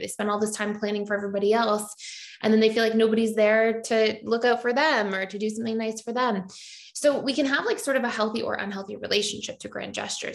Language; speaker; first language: English; native; English